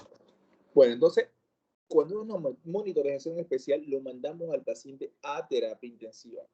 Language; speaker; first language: Spanish; native; Spanish